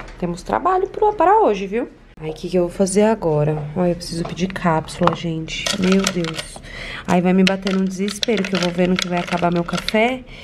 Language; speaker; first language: Portuguese; native; Portuguese